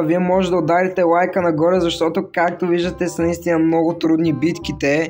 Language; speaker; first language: Bulgarian; native; Bulgarian